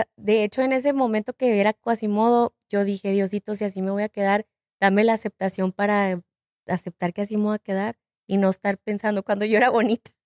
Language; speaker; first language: Spanish; native; Spanish